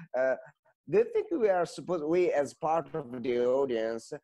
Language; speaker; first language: English; non-native, fluent; Italian